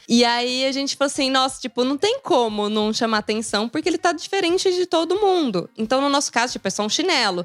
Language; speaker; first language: Portuguese; native; Portuguese